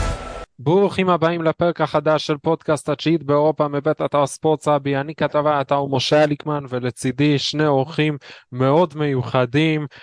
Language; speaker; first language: Hebrew; native; Hebrew